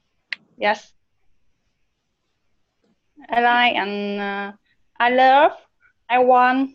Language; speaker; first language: English; non-native, learner; Vietnamese